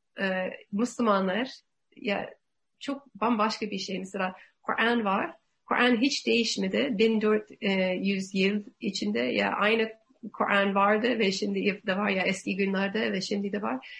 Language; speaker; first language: Turkish; non-native, learner; English